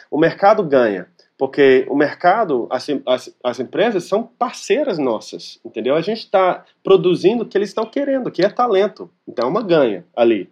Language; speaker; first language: Portuguese; non-native, fluent; English